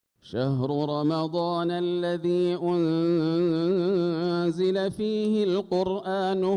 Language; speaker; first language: Arabic; native; Arabic